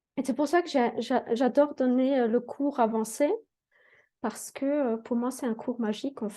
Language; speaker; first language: French; native; French